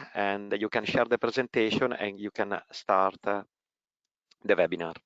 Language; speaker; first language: English; non-native, fluent; Italian